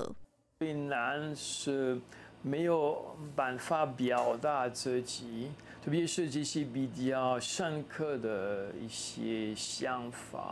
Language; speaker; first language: Chinese; non-native, fluent; French